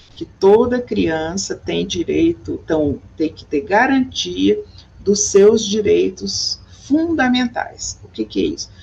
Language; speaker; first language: Portuguese; native; Portuguese